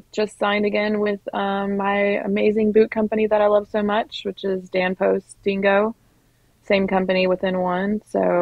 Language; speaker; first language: English; native; English